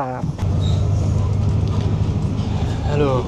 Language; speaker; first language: Thai; non-native, learner; French